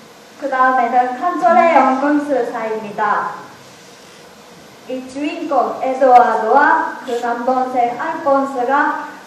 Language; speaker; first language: Korean; non-native, learner; Japanese